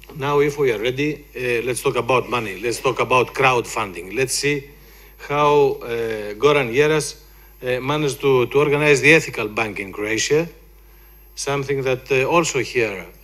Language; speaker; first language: English; non-native, fluent; Greek